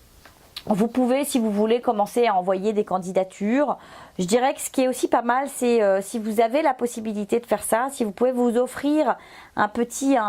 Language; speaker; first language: French; native; French